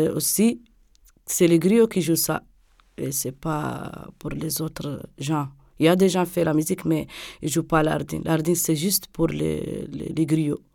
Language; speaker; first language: French; non-native, local second language; Arabic